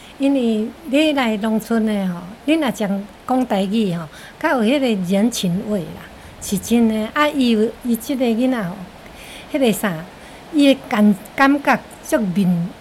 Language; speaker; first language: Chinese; native; Chinese